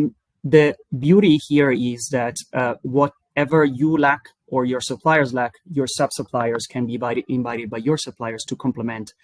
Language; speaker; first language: English; non-native, fluent; Italian